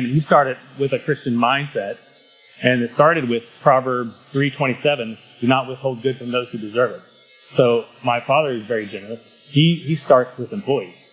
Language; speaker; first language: English; native; English